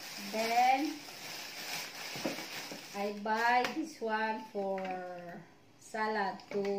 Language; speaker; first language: English; non-native, local second language; Filipino